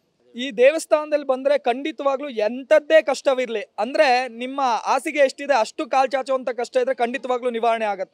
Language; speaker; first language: Kannada; native; Kannada